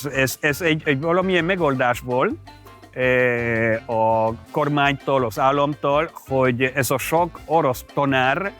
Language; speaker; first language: Hungarian; non-native, fluent; Spanish